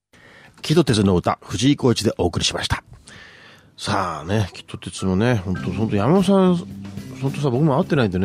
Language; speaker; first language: Japanese; native; Japanese